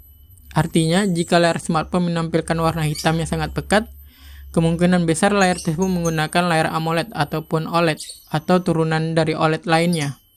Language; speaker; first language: Indonesian; native; Indonesian